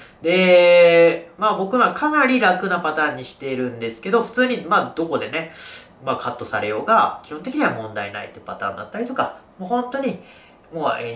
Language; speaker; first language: Japanese; native; Japanese